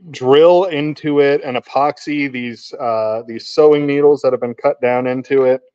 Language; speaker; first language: English; native; English